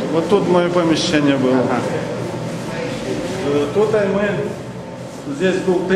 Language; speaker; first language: Polish; non-native, learner; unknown